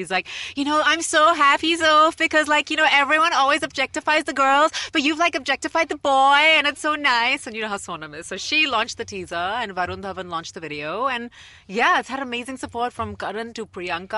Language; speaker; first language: English; native; English